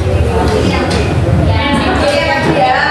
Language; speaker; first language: Indonesian; native; Indonesian